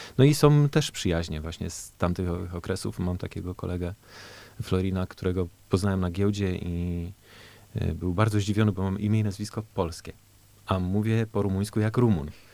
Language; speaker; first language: Polish; early bilingual, heritage; Polish